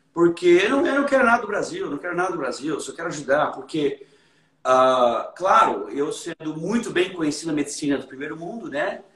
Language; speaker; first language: Portuguese; native; Portuguese